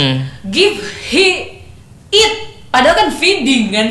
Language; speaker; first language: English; non-native, learner; Indonesian